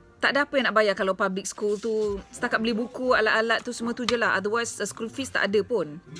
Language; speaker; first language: Malay; native; Malay